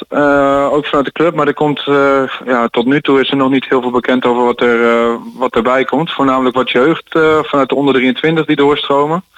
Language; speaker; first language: Dutch; native; Dutch